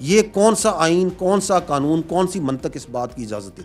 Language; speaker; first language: Urdu; native; Urdu